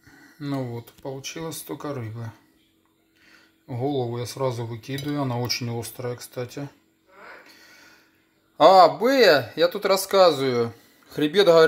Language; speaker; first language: Russian; native; Russian